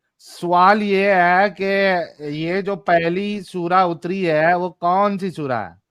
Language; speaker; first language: Hindi; native; Hindi